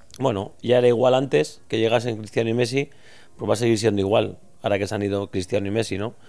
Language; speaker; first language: Spanish; native; Spanish